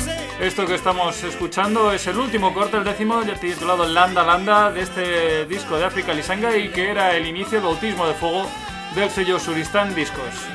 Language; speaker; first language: Spanish; native; Spanish